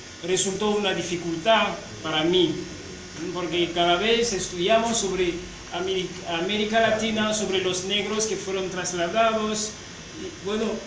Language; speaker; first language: Spanish; non-native, fluent; French